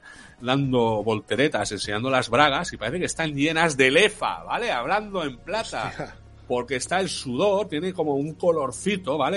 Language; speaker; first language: Spanish; native; Spanish